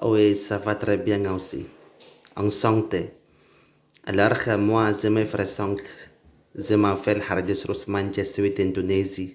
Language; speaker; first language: French; non-native, learner; Indonesian